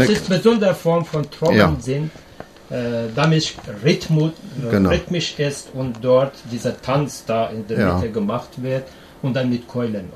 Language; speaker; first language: German; non-native, learner; Persian